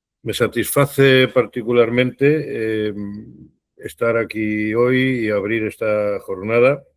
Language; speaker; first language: Spanish; native; Spanish